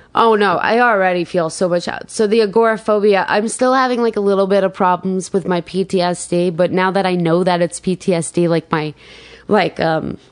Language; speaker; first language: English; native; English